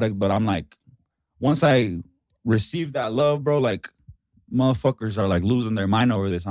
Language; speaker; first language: English; early bilingual, other home language; Spanish